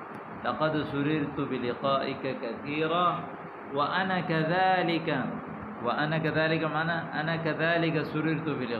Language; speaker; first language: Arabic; non-native, fluent; Urdu